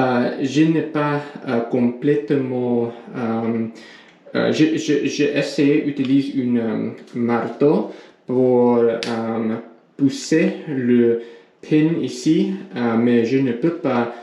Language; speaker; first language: French; non-native, learner; English